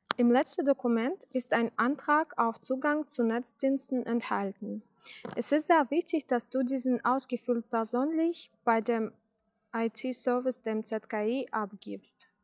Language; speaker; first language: German; non-native, fluent; Russian